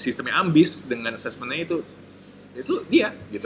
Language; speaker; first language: Indonesian; native; Indonesian